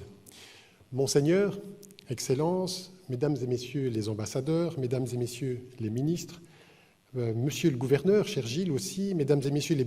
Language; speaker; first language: French; native; French